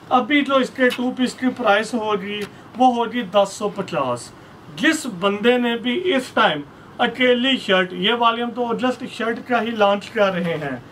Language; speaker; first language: Urdu; native; Urdu